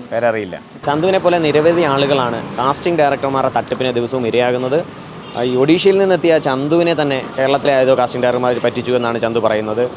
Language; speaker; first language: Malayalam; native; Malayalam